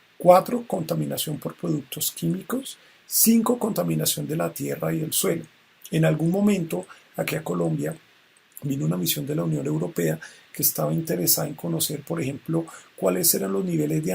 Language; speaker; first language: Spanish; native; Spanish